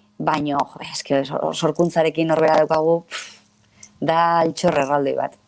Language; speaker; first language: Basque; native; Basque